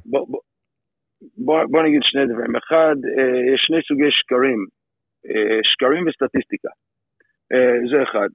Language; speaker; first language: Hebrew; non-native, fluent; English